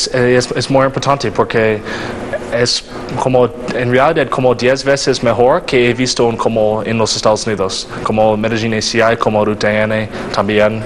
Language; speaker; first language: Spanish; non-native, learner; English